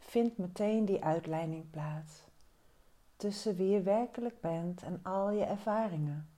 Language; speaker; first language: Dutch; native; Dutch